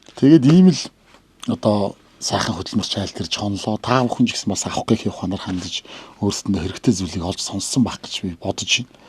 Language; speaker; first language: Mongolian; native; Mongolian